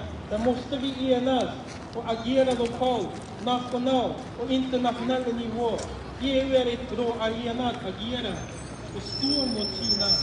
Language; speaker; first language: Swedish; non-native, fluent; Uyghur